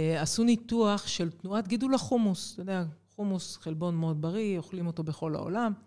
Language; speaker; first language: Hebrew; native; Hebrew